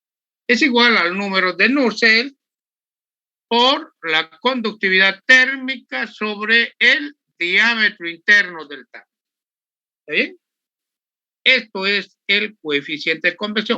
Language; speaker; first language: Spanish; native; Spanish